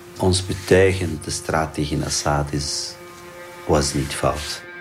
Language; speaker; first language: Dutch; non-native, learner; Arabic